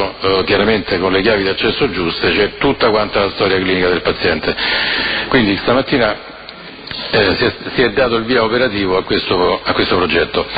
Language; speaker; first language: Italian; native; Italian